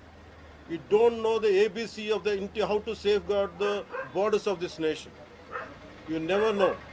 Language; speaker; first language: English; non-native, local second language; Telugu